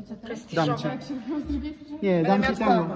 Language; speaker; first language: Polish; non-native, learner; Japanese